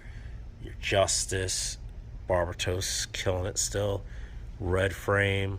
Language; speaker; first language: English; native; English